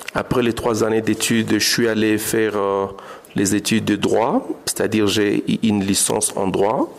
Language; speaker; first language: French; non-native, local second language; Swahili